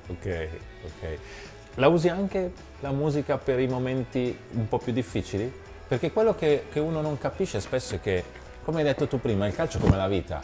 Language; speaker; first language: Italian; native; Italian